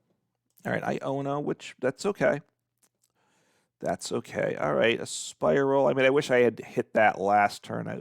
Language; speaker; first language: English; native; English